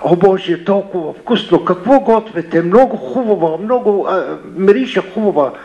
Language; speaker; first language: Bulgarian; non-native, learner; Arabic